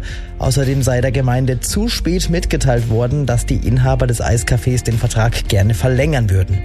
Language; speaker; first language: German; native; German